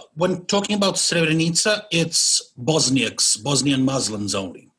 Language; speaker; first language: English; non-native, fluent; Bosnian